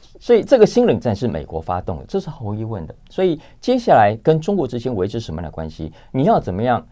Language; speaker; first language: Chinese; native; Chinese